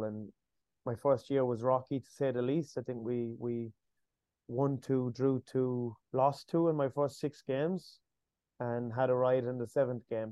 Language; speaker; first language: English; native; English